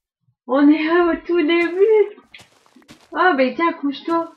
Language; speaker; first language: French; native; French